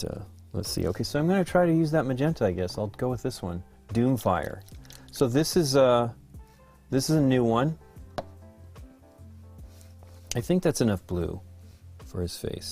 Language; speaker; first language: English; native; English